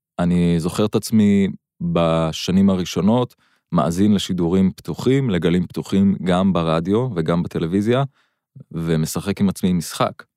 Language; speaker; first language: Hebrew; non-native, local second language; Arabic